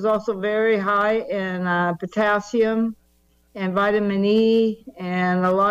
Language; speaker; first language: English; native; English